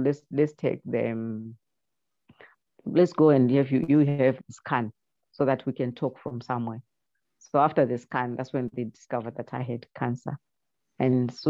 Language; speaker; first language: English; non-native, local second language; Shona